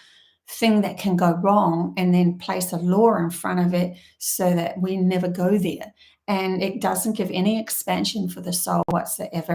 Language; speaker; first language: English; native; English